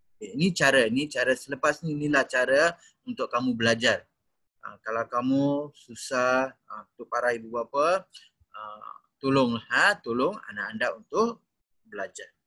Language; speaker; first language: Malay; native; Malay